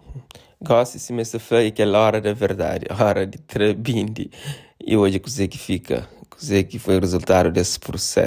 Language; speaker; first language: Portuguese; non-native, local second language; Kabuverdianu